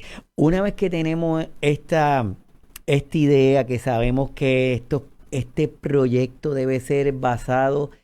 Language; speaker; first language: Spanish; native; Spanish